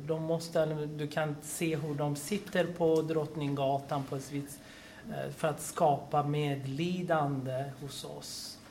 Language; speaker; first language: Swedish; non-native, fluent; Persian